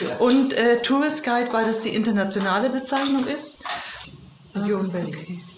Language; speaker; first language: German; native; German